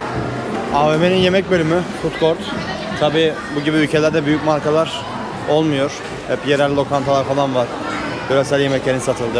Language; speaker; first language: Turkish; native; Turkish